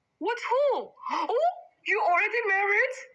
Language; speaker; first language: English; non-native, learner; Thai